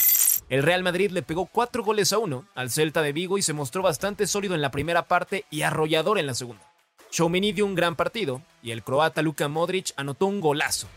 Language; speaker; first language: Spanish; native; Spanish